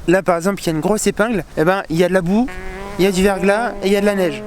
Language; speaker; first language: French; native; French